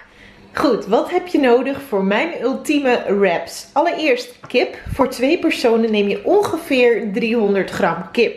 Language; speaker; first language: Dutch; native; Dutch